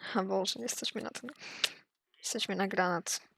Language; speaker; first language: Polish; native; Polish